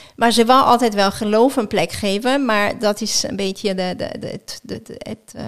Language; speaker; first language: Dutch; non-native, fluent; French